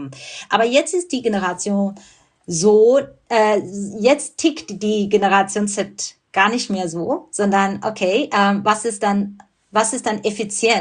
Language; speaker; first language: German; non-native, fluent; Burmese